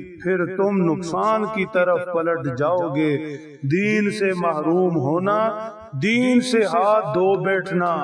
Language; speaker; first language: Urdu; native; Urdu